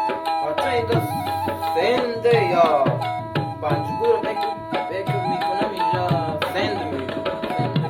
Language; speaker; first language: Persian; non-native, local second language; Baluchi